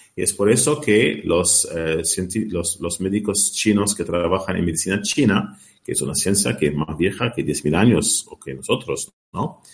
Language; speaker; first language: Spanish; non-native, learner; Arabic